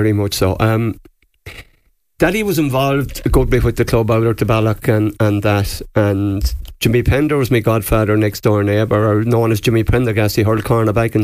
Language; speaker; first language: English; native; English